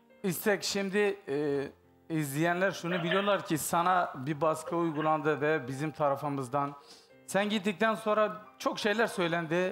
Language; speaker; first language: Turkish; native; Turkish